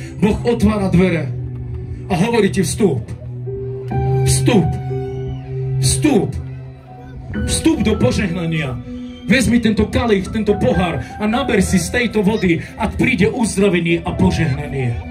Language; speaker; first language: Slovak; non-native, local second language; Romany